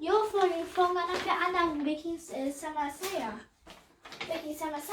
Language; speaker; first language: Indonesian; early bilingual, heritage; Indonesian